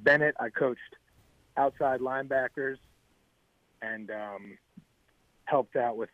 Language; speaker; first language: English; native; English